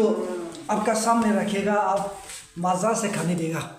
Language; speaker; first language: Hindi; non-native, local second language; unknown